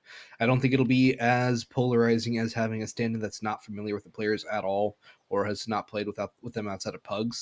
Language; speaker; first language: English; native; English